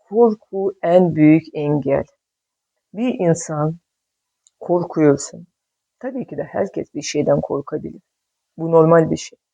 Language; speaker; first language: Turkish; non-native, fluent; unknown